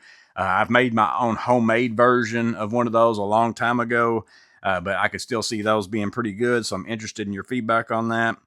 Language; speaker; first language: English; native; English